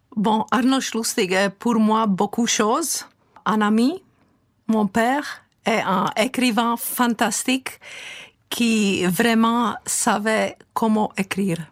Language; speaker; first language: French; non-native, fluent; Czech